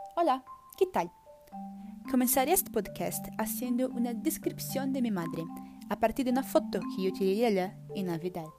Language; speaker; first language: Spanish; non-native, learner; Portuguese